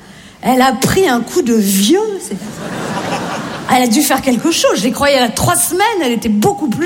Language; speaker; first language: French; native; French